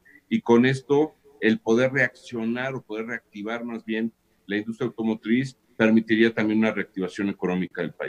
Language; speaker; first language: Spanish; native; Spanish